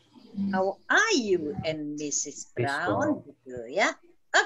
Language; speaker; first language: English; non-native, fluent; Indonesian